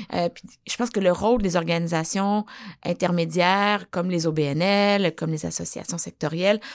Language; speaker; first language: French; native; French